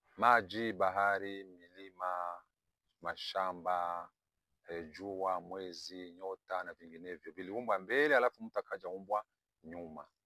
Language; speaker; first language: Swahili; non-native, local second language; Kinyarwanda